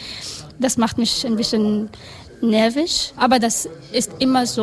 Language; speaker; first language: German; non-native, learner; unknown